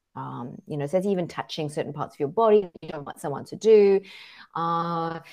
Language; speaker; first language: English; native; English